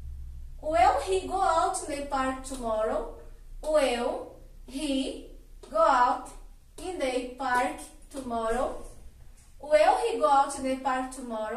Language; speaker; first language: English; non-native, learner; Portuguese